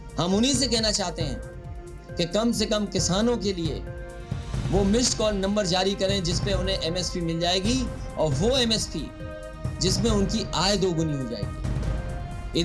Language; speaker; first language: Hindi; native; Hindi